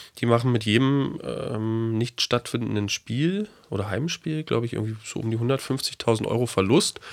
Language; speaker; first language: German; native; German